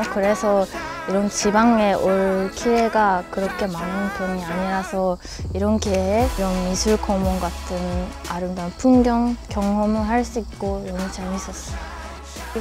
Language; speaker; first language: Korean; non-native, fluent; Japanese